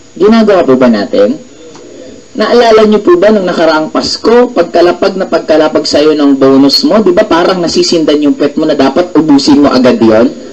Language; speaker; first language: Filipino; native; Filipino